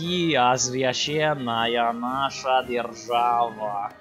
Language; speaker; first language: Russian; non-native, learner; English